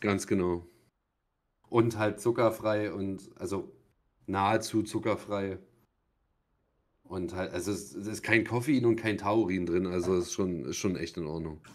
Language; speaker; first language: German; native; German